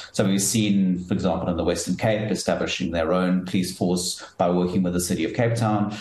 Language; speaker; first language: English; native; English